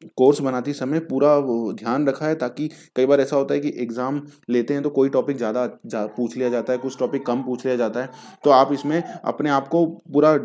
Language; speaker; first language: Hindi; native; Hindi